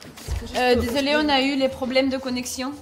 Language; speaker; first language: French; non-native, fluent; Russian